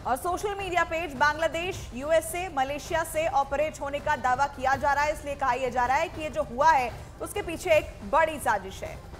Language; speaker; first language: Hindi; native; Hindi